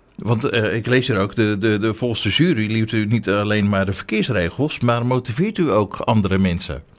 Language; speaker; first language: Dutch; native; Dutch